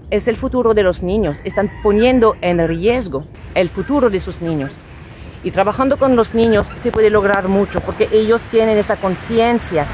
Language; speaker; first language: Spanish; non-native, fluent; French